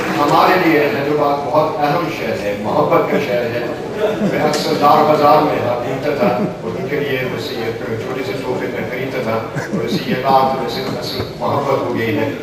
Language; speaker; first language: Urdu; non-native, fluent; English